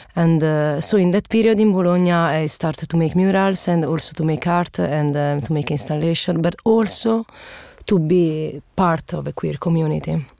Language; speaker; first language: English; non-native, learner; Italian